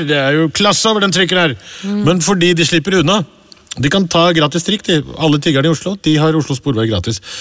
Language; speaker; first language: Norwegian; early bilingual, other home language; Urdu